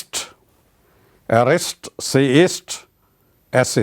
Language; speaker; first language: German; non-native, learner; Malayalam